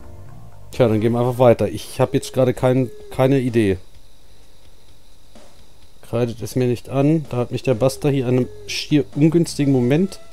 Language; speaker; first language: German; native; German